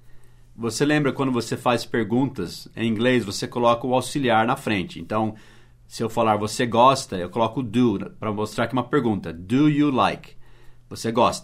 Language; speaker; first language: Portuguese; non-native, fluent; English